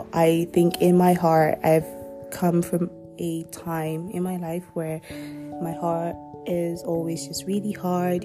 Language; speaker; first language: English; non-native, local second language; Yoruba